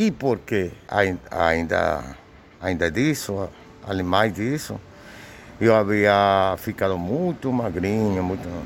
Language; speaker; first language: Portuguese; non-native, learner; Spanish